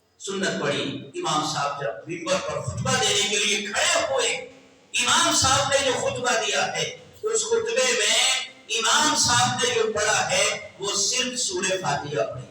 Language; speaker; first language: Urdu; native; Urdu